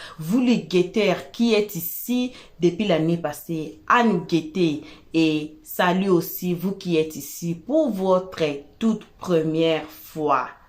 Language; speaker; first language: French; non-native, local second language; Lingala